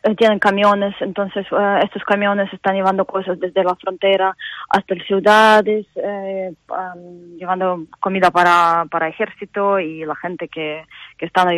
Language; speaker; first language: Spanish; non-native, fluent; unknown